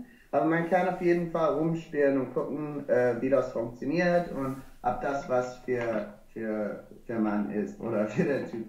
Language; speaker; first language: German; non-native, learner; English